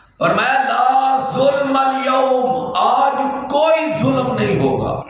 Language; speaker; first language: Urdu; non-native, local second language; Punjabi